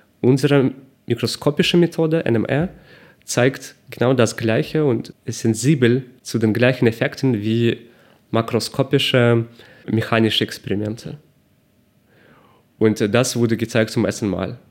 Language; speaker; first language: German; non-native, fluent; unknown